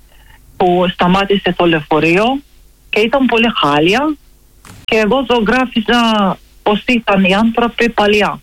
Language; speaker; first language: Greek; non-native, learner; Maltese